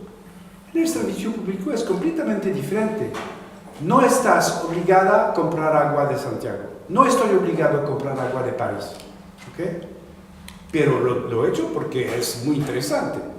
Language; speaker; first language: Spanish; non-native, fluent; French